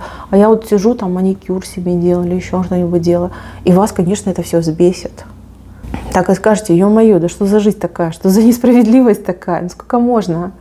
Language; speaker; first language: Russian; native; Russian